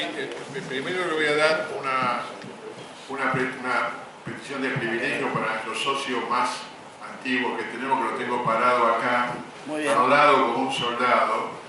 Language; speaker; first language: Spanish; native; Spanish